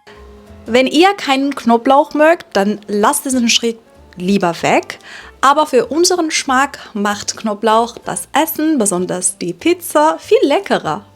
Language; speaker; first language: German; non-native, fluent; Persian